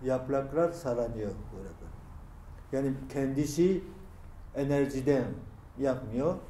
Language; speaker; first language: Turkish; non-native, learner; Japanese